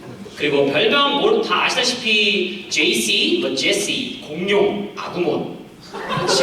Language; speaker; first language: Korean; native; Korean